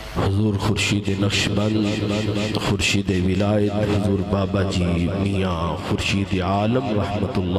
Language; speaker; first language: Urdu; non-native, local second language; Punjabi